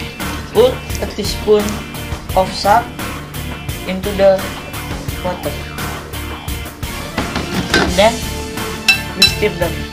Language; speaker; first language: English; non-native, learner; Indonesian